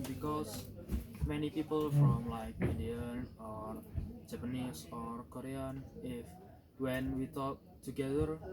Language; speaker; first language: English; non-native, learner; Indonesian